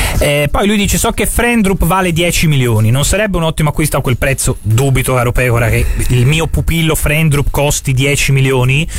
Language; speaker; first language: Italian; native; Italian